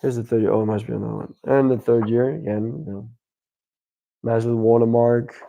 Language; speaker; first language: English; non-native, fluent; Danish